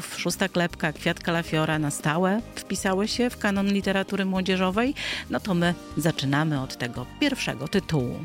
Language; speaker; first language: Polish; native; Polish